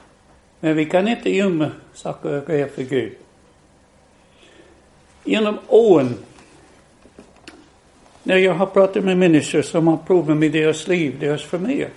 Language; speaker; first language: Swedish; non-native, fluent; English